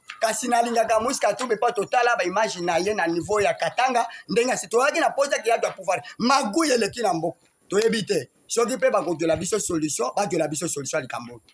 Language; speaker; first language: Lingala; native; Lingala